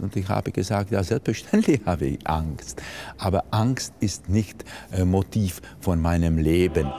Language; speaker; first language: German; non-native, fluent; Czech